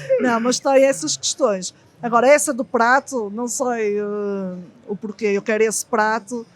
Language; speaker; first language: Portuguese; early bilingual, heritage; Portuguese